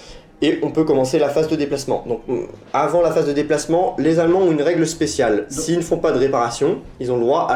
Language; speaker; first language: French; native; French